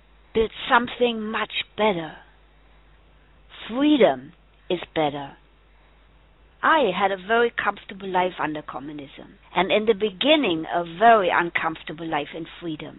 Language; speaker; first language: English; non-native, fluent; German